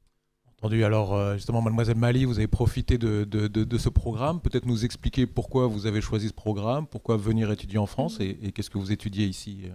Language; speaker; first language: French; native; French